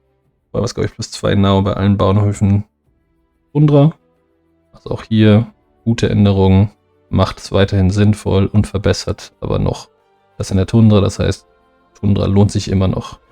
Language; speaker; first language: German; native; German